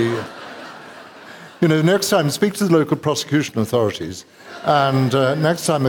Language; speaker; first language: English; native; English